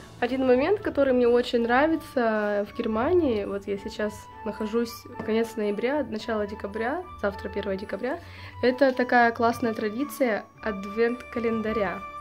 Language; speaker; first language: Russian; native; Russian